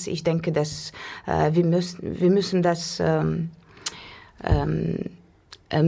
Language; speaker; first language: German; non-native, learner; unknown